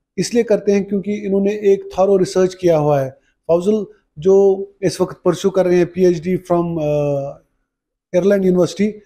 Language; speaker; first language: Hindi; non-native, local second language; Kashmiri